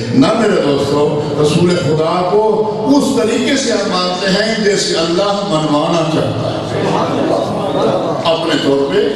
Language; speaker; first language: Urdu; non-native, local second language; Punjabi